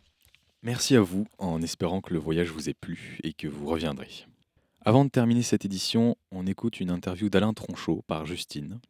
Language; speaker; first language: French; native; French